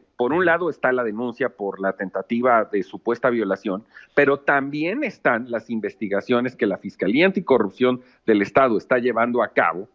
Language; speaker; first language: Spanish; native; Spanish